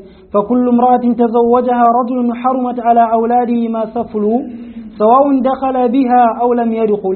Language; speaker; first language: Arabic; native; Arabic